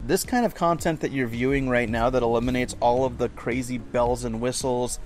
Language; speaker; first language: English; native; English